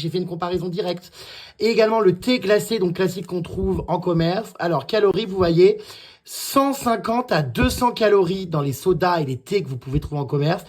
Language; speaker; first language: French; native; French